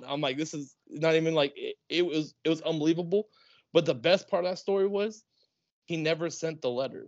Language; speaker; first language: English; native; English